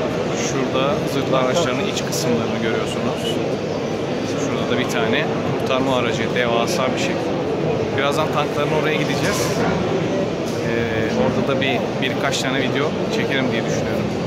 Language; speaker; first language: Turkish; native; Turkish